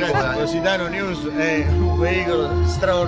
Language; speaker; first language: Italian; native; Italian